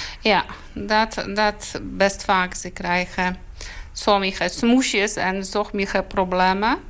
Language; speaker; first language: Dutch; non-native, learner; Polish